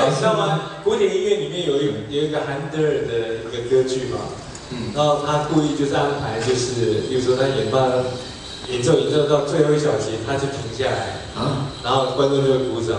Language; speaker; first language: Chinese; native; Chinese